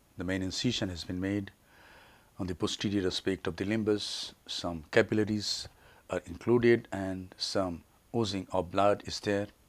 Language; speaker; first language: English; non-native, local second language; Bangla